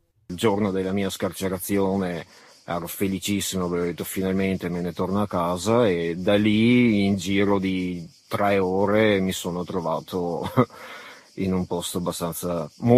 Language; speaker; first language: Italian; early bilingual, other home language; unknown